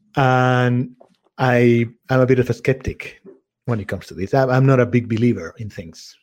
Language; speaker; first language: English; non-native, fluent; Spanish